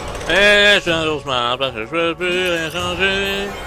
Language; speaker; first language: French; native; French